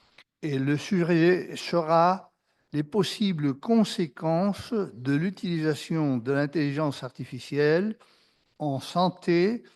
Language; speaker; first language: French; non-native, fluent; Spanish